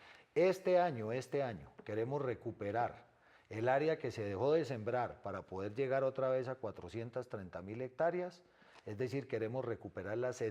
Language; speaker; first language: Spanish; native; Spanish